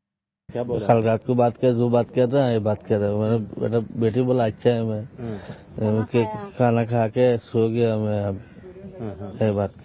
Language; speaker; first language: Hindi; non-native, local second language; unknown